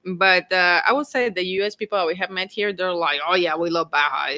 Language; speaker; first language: English; non-native, fluent; Spanish